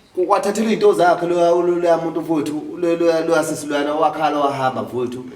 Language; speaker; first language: Zulu; native; Zulu